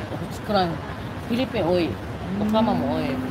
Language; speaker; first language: Japanese; non-native, fluent; Filipino